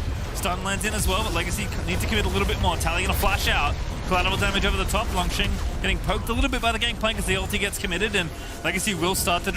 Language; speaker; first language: English; native; English